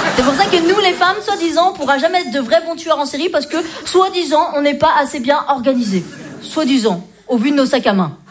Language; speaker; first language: French; native; French